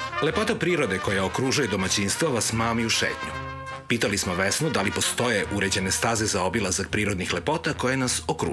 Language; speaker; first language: Serbian; native; Serbian